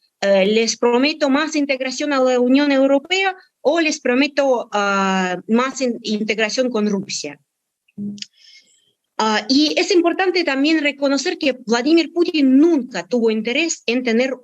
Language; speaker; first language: Spanish; non-native, fluent; Russian